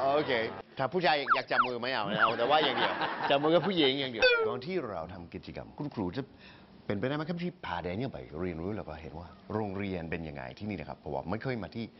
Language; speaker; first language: Thai; non-native, fluent; English